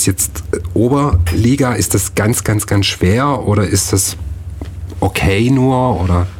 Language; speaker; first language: German; native; German